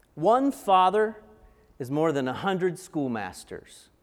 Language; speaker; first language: English; native; English